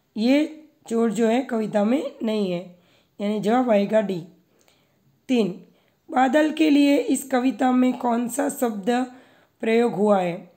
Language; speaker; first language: Hindi; non-native, local second language; Gujarati